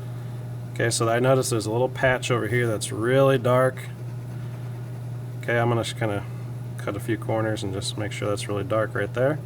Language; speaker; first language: English; native; English